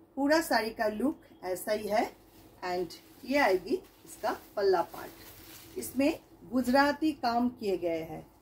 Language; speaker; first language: Hindi; non-native, local second language; Bangla